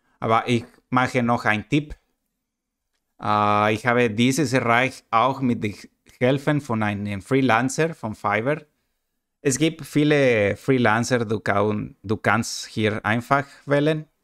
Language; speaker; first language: German; non-native, learner; Spanish